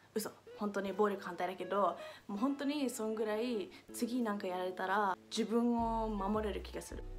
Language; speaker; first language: Japanese; non-native, fluent; English